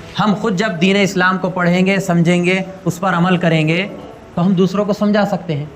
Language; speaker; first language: Urdu; native; Urdu